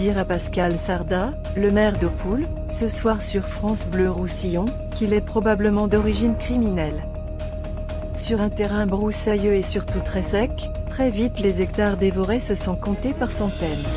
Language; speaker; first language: French; native; French